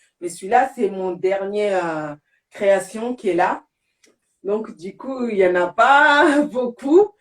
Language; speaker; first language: French; non-native, local second language; Bambara